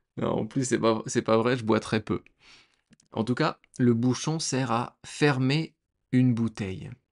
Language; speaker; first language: French; native; French